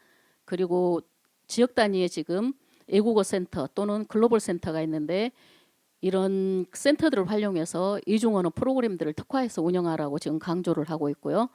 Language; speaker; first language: Korean; native; Korean